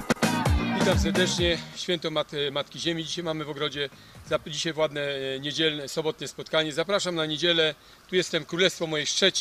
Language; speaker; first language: Polish; native; Polish